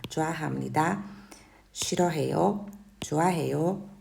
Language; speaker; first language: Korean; non-native, fluent; Portuguese